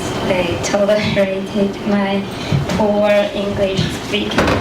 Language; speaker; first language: English; non-native, learner; Chinese